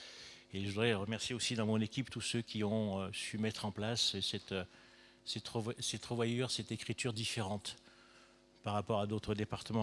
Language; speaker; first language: French; native; French